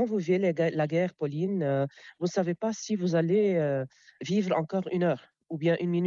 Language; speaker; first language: French; non-native, local second language; Arabic